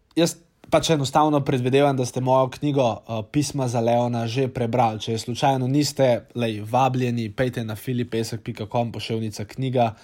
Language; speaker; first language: Slovenian; native; Slovenian